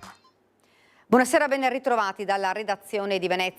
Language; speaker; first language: Italian; native; Italian